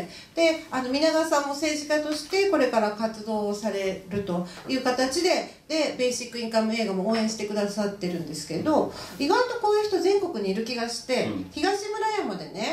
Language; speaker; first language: Japanese; native; Japanese